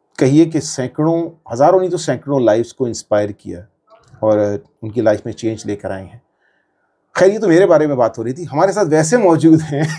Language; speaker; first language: Urdu; native; Urdu